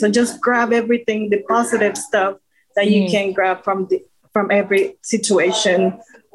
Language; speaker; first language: English; non-native, fluent; Spanish